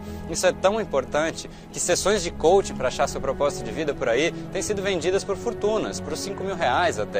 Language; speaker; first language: Portuguese; native; Portuguese